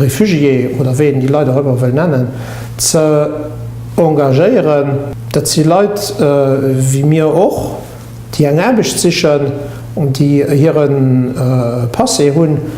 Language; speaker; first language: German; non-native, local second language; Luxembourgish